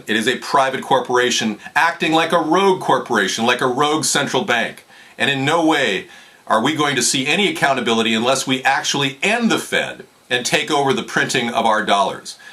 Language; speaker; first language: English; native; English